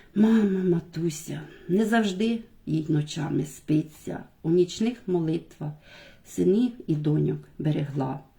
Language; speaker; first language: Ukrainian; native; Ukrainian